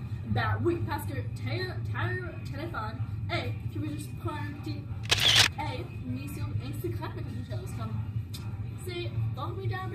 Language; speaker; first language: French; non-native, learner; English